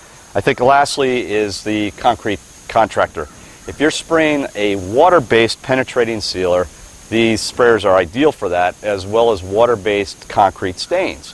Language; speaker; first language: English; native; English